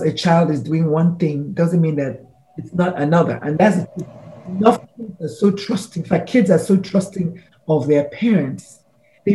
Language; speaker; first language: English; non-native, local second language; Igbo